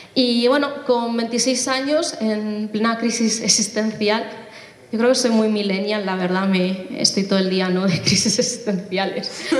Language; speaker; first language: Spanish; native; Spanish